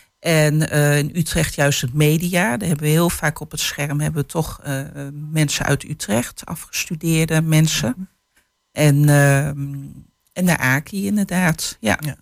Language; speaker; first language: Dutch; native; Dutch